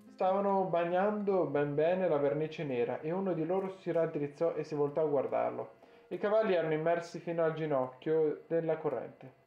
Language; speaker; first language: Italian; native; Italian